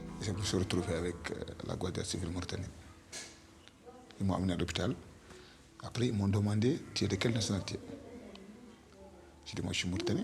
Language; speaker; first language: French; non-native, local second language; Fula